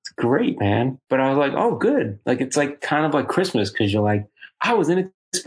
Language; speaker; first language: English; native; English